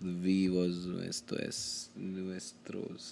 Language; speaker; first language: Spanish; non-native, learner; Hindi